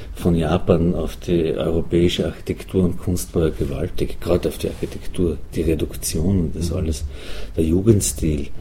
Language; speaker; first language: German; native; German